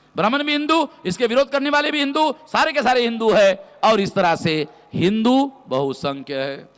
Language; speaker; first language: Hindi; non-native, local second language; Marathi